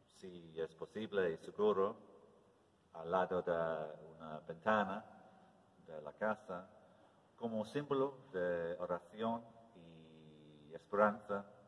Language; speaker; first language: Spanish; non-native, learner; English